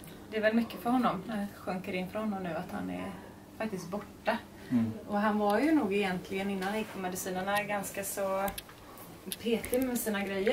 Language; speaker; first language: Swedish; native; Swedish